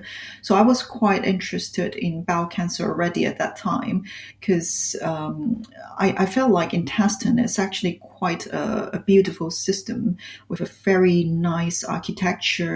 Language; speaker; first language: English; non-native, local second language; Cantonese